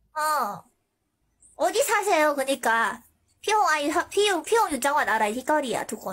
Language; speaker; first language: Thai; early bilingual, other home language; Korean